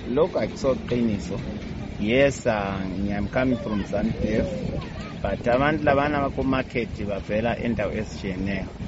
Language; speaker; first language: North Ndebele; non-native, local second language; Shona